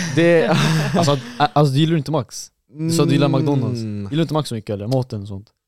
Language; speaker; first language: Swedish; early bilingual, other home language; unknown